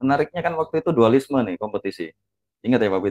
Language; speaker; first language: Indonesian; native; Indonesian